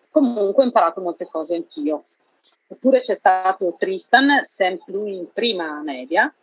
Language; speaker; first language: Italian; native; Italian